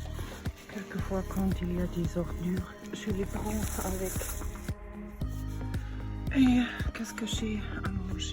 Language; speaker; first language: French; non-native, learner; German